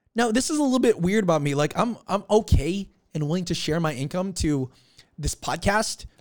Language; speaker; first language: English; early bilingual, other home language; Filipino